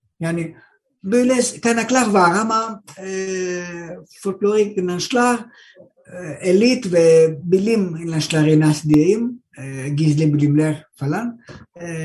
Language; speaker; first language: Turkish; non-native, learner; Greek